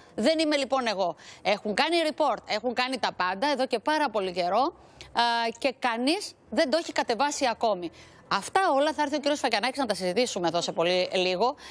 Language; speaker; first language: Greek; native; Greek